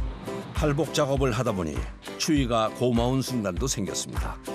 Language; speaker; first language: Korean; native; Korean